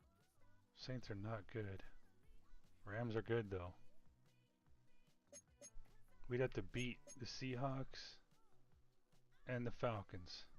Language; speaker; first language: English; native; English